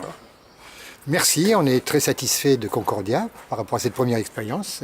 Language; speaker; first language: French; native; French